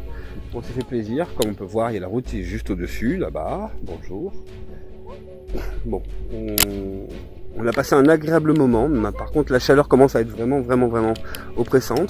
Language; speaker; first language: French; native; French